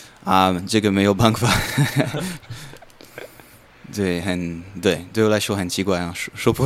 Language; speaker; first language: Chinese; non-native, learner; French